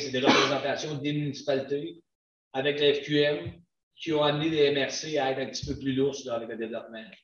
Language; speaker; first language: French; native; French